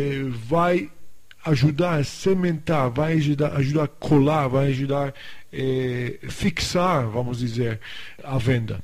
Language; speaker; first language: Portuguese; non-native, fluent; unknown